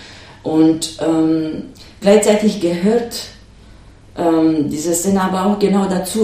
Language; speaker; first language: German; non-native, fluent; Romanian